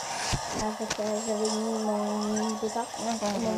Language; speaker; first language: French; native; French